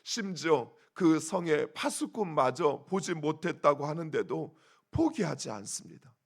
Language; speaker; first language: Korean; native; Korean